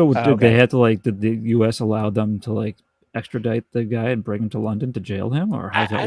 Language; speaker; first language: English; native; English